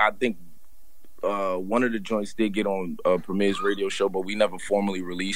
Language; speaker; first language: English; native; English